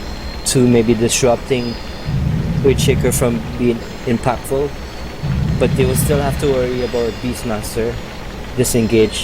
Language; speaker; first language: English; native; English